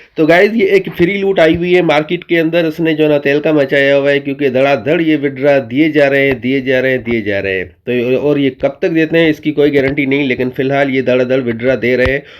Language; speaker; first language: Urdu; native; Urdu